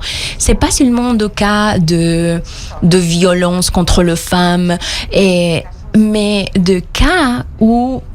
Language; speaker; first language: French; non-native, fluent; Spanish